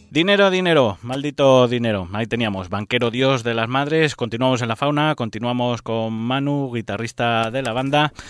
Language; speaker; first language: Spanish; native; Spanish